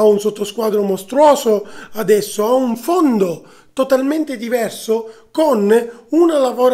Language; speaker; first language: Italian; native; Italian